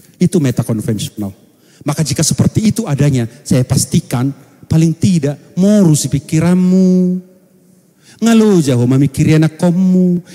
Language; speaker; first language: Indonesian; non-native, local second language; Batak Toba